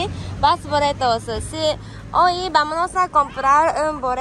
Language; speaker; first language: Spanish; non-native, fluent; Japanese